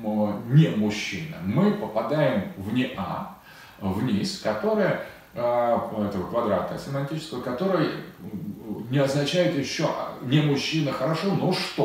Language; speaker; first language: Russian; native; Russian